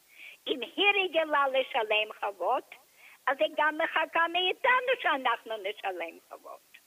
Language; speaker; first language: Hebrew; non-native, fluent; English